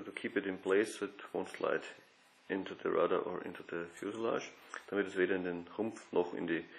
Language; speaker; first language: German; native; German